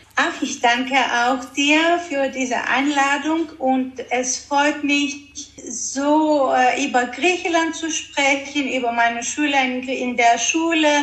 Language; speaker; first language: German; early bilingual, other home language; Greek